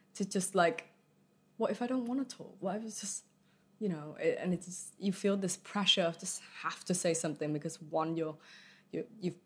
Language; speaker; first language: English; early bilingual, other home language; Vietnamese